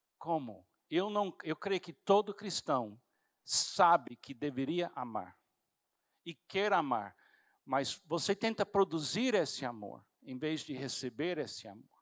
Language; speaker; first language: Portuguese; non-native, fluent; English